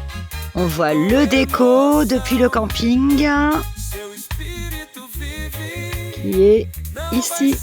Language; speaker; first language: French; native; French